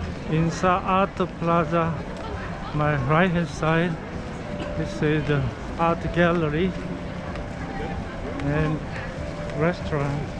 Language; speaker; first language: English; non-native, learner; Korean